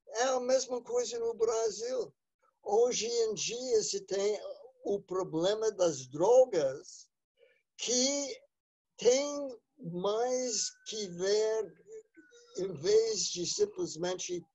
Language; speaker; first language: Portuguese; non-native, fluent; English